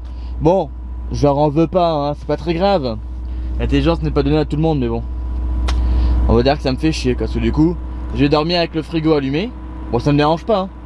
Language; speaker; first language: French; native; French